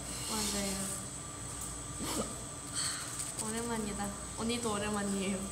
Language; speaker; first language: Korean; non-native, fluent; Thai